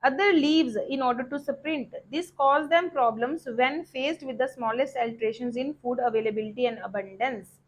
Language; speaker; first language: English; non-native, local second language; Punjabi